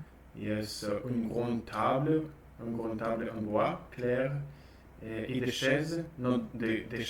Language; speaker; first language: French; non-native, learner; Russian